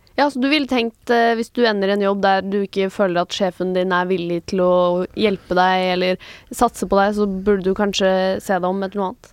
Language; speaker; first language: Norwegian; native; Norwegian